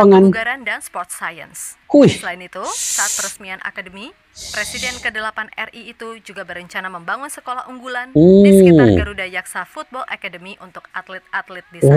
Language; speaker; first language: Indonesian; native; Indonesian